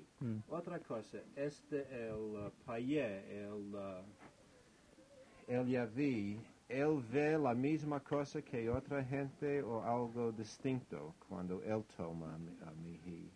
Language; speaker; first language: Spanish; non-native, fluent; English